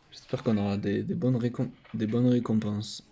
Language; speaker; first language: French; native; French